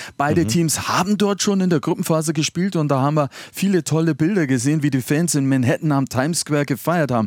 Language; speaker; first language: German; native; German